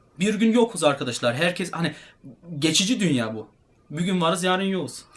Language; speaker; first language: Turkish; early bilingual, heritage; Turkish